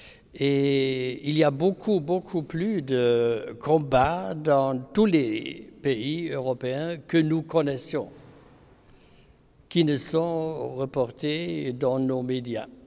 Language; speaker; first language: French; non-native, fluent; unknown